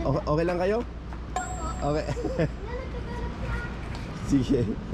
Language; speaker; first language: Filipino; non-native, learner; English